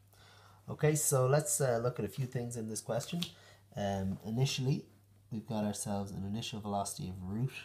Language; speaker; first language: English; native; English